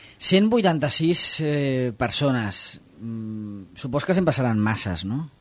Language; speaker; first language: Catalan; native; Catalan